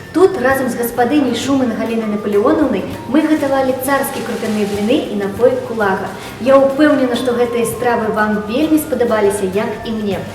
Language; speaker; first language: Belarusian; native; Belarusian